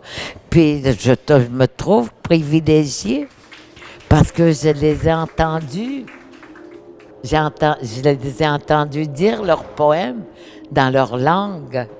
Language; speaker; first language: French; native; French